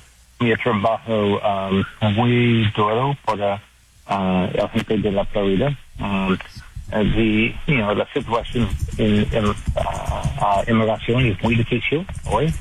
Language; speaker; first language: Spanish; non-native, learner; English